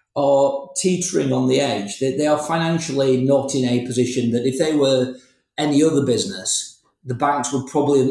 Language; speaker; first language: English; native; English